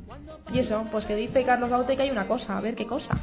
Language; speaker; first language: Spanish; native; Spanish